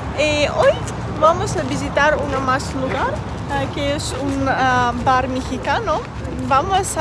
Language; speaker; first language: Spanish; non-native, learner; Russian